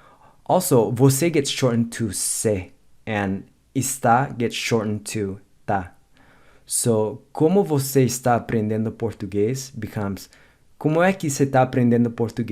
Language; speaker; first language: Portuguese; non-native, fluent; English